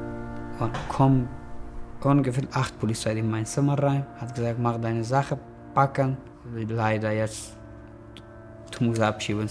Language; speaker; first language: German; non-native, learner; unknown